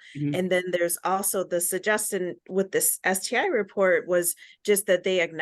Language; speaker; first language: English; native; English